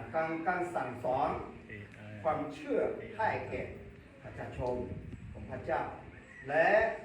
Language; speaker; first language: Thai; non-native, local second language; Akha